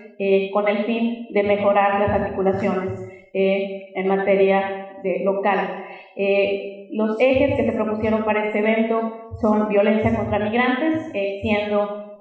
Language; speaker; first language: Spanish; native; Spanish